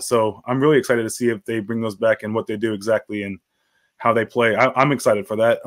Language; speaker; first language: English; native; English